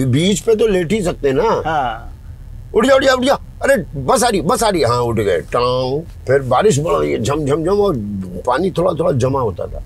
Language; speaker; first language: Hindi; native; Hindi